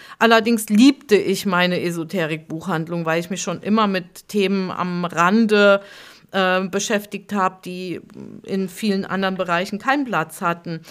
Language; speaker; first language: German; native; German